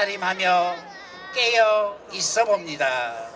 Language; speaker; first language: Korean; native; Korean